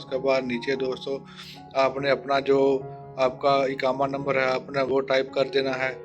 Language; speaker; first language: Urdu; non-native, local second language; Punjabi